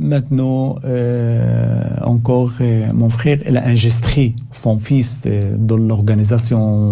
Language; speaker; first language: French; non-native, learner; Arabic